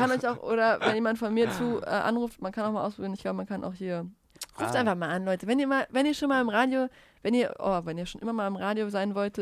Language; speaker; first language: German; native; German